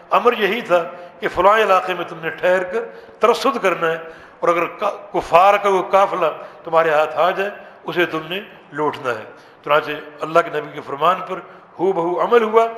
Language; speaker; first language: Urdu; native; Urdu